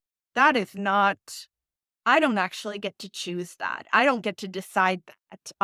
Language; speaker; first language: English; native; English